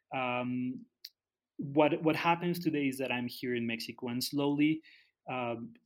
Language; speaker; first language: English; non-native, fluent; Spanish